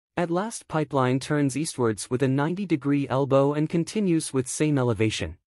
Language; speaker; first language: English; non-native, learner; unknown